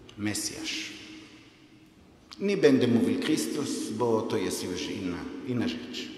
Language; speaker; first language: Polish; non-native, fluent; Hebrew